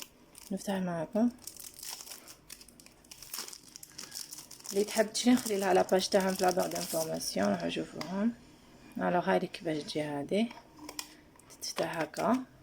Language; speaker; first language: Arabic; native; Arabic